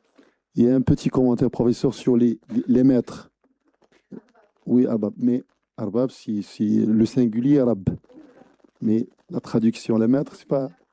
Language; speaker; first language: French; non-native, local second language; Arabic